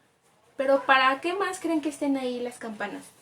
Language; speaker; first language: Spanish; native; Spanish